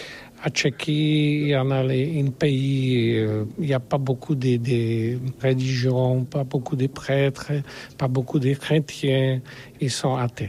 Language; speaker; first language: French; non-native, learner; Polish